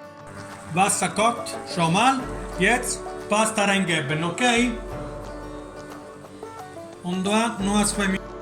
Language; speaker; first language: German; non-native, learner; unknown